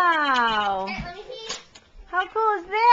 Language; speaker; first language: English; native; English